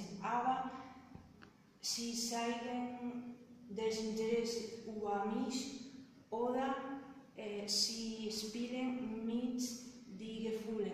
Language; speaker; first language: German; non-native, learner; Spanish